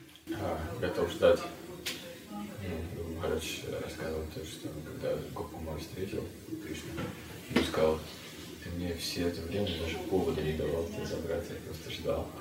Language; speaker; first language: Russian; native; Russian